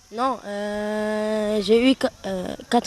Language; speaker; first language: French; non-native, fluent; Arabic